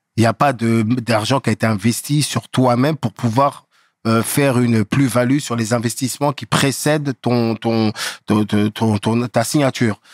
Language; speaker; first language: French; native; French